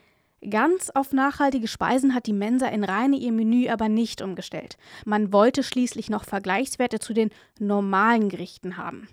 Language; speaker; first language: German; native; German